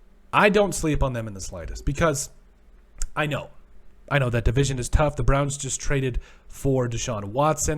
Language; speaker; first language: English; native; English